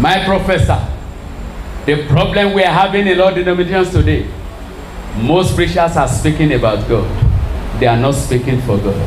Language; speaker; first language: English; non-native, local second language; Yoruba